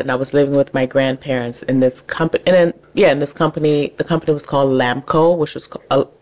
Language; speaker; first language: English; native; English